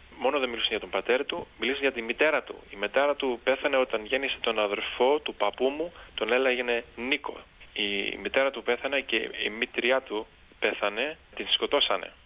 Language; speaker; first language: Greek; early bilingual, heritage; Greek